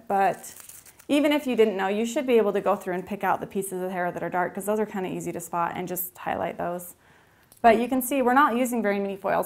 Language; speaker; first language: English; native; English